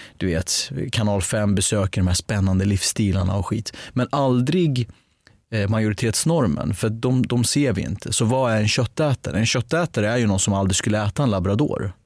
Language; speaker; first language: Swedish; early bilingual, other home language; Armenian